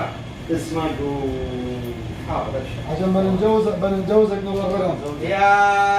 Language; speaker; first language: Arabic; non-native, learner; Turkish